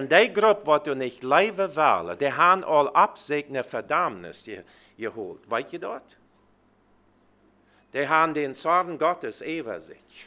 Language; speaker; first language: German; early bilingual, heritage; Plautdietsch